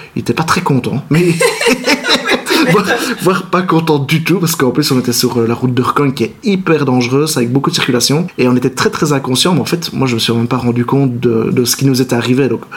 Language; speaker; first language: French; native; French